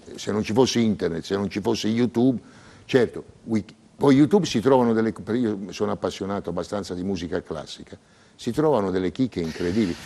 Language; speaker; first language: Italian; early bilingual, heritage; Italian